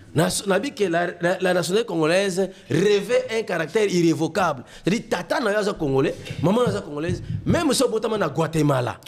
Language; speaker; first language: French; non-native, local second language; Lingala